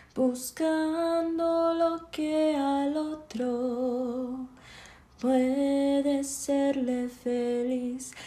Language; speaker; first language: Spanish; early bilingual, heritage; Spanish